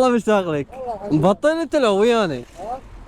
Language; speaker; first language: Arabic; native; Arabic